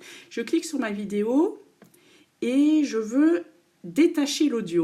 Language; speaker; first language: French; native; French